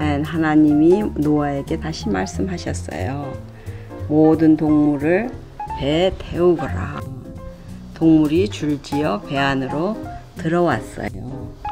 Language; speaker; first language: Korean; native; Korean